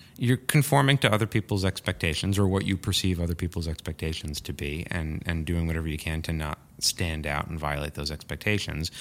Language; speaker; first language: English; native; English